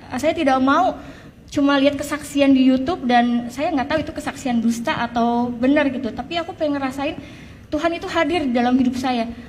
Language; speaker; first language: Indonesian; native; Indonesian